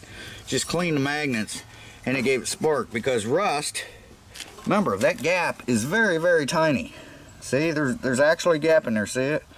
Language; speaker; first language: English; native; English